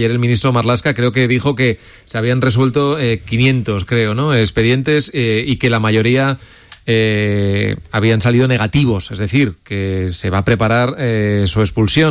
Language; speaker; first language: Spanish; native; Spanish